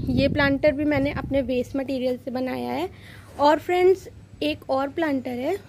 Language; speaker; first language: Hindi; native; Hindi